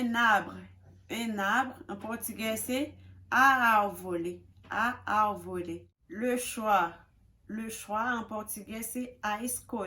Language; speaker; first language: French; non-native, local second language; Haitian Creole